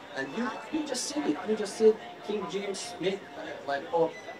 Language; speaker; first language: English; non-native, fluent; Arabic